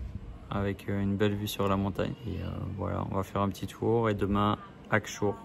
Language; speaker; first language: French; native; French